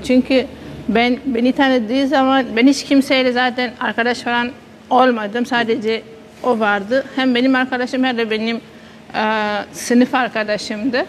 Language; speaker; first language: Turkish; non-native, fluent; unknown